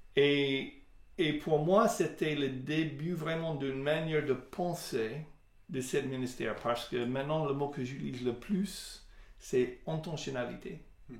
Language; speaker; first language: French; non-native, fluent; English